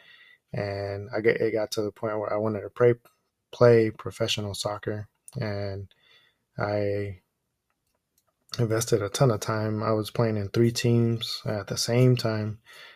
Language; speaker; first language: English; early bilingual, other home language; Spanish